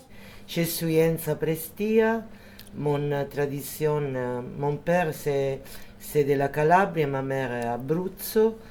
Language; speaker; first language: French; non-native, learner; Italian